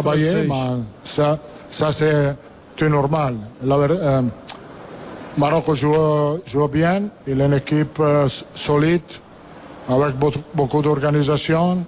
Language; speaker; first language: French; non-native, learner; Italian